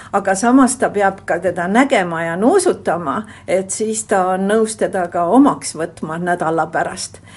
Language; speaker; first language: Estonian; native; Estonian